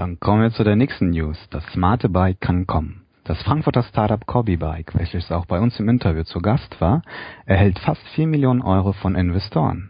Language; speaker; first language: German; native; German